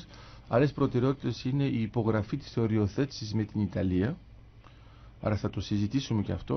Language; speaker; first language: Greek; native; Greek